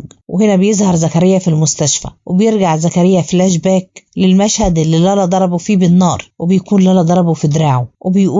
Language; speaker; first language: Arabic; native; Arabic